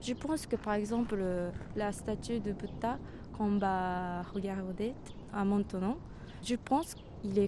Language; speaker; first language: French; non-native, fluent; Japanese